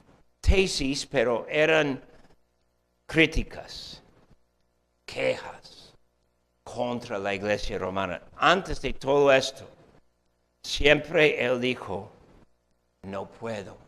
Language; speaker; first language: Spanish; non-native, fluent; English